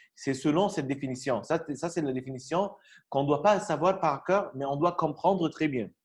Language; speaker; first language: French; non-native, fluent; Arabic